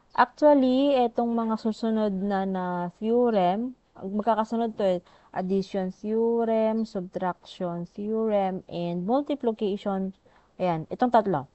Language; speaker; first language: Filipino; native; Filipino